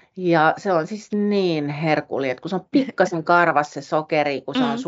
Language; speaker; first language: Finnish; native; Finnish